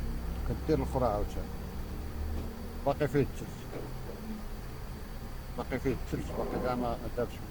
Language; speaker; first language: Arabic; native; Arabic